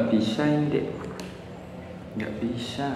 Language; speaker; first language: Indonesian; native; Indonesian